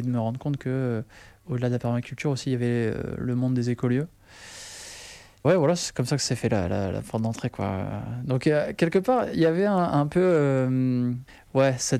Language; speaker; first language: French; native; French